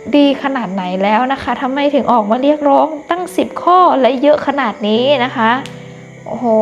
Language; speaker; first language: Thai; non-native, fluent; Burmese